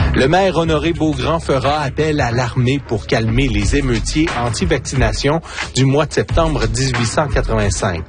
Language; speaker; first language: French; native; French